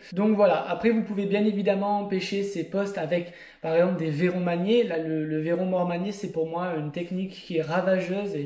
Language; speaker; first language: French; native; French